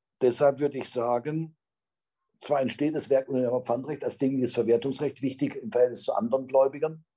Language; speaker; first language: German; native; German